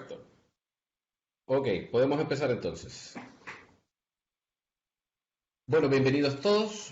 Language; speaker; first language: Spanish; native; Spanish